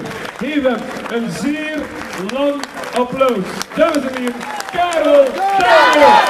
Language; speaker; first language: Dutch; native; Dutch